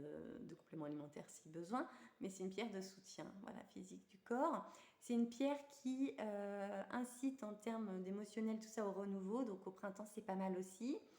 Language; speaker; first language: French; native; French